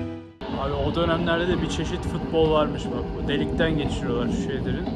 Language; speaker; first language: Turkish; native; Turkish